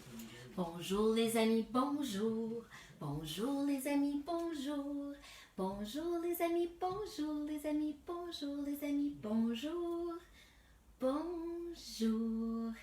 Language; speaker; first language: French; native; French